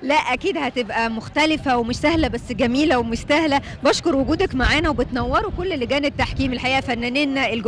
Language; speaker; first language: Arabic; native; Arabic